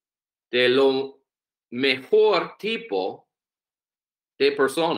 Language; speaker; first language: Spanish; non-native, learner; English